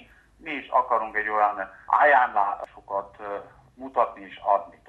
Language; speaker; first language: Hungarian; early bilingual, heritage; Hungarian